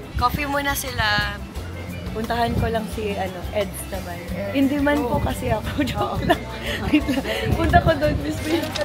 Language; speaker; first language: Filipino; non-native, local second language; Cebuano